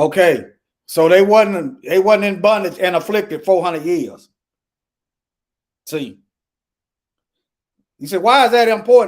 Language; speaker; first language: English; native; English